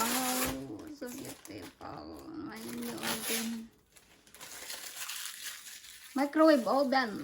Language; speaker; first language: English; non-native, learner; Filipino